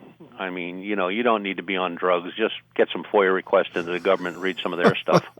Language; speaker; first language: English; native; English